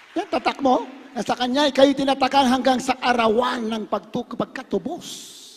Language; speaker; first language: Filipino; native; Filipino